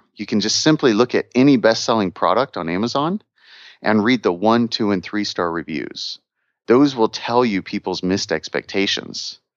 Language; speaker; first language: English; native; English